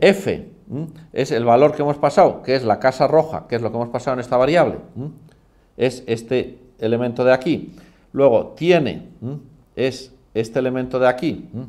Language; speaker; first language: Spanish; native; Spanish